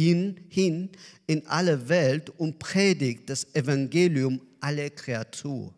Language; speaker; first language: German; non-native, learner; Azerbaijani